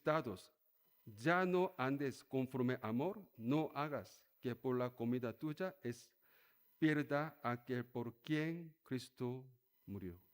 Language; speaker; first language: Spanish; non-native, learner; Korean